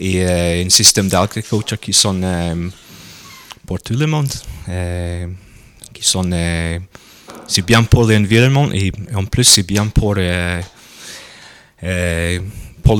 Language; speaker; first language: French; non-native, learner; English